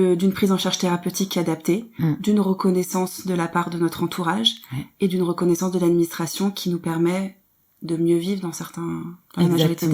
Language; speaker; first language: French; native; French